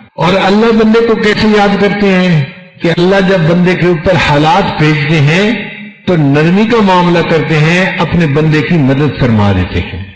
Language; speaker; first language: Urdu; non-native, local second language; Punjabi